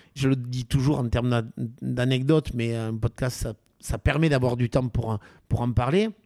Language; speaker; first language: French; native; French